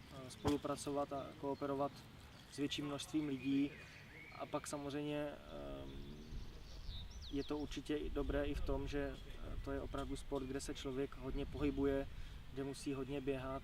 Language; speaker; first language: Czech; native; Czech